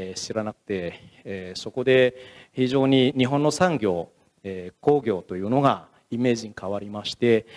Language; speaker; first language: Japanese; non-native, fluent; Vietnamese